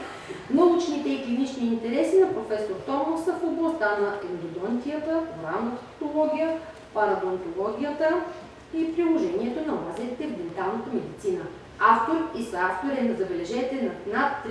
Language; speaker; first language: Bulgarian; native; Bulgarian